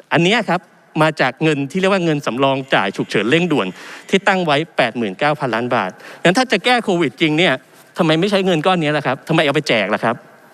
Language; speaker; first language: Thai; native; Thai